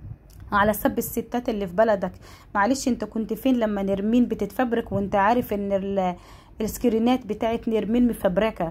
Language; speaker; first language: Arabic; native; Arabic